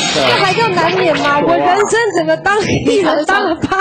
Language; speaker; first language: Chinese; native; Chinese